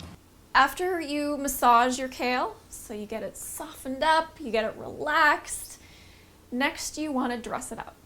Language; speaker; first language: English; native; English